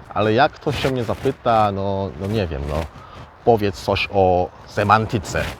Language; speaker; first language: Polish; early bilingual, other home language; Korean